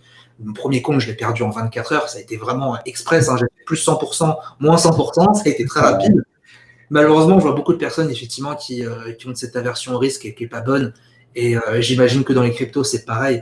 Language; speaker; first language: French; native; French